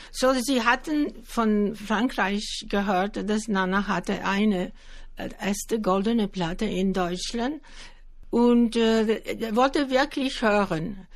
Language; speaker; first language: German; non-native, learner; Greek